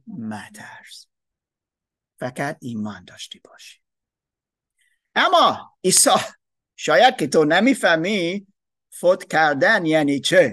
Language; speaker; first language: Persian; non-native, learner; English